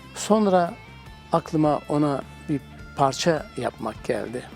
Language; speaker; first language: Turkish; native; Turkish